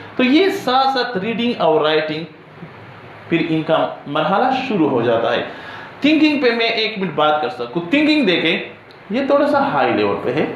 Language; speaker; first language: Urdu; non-native, local second language; Pashto